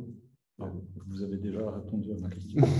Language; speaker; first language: French; non-native, fluent; Italian